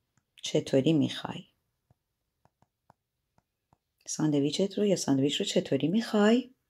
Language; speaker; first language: Persian; native; Persian